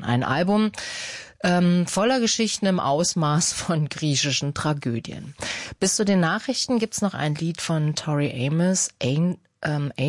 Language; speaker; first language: German; native; German